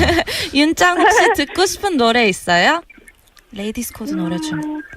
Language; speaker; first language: Korean; early bilingual, heritage; Korean